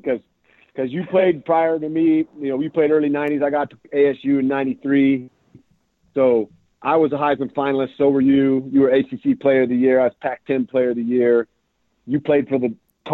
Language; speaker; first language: English; native; English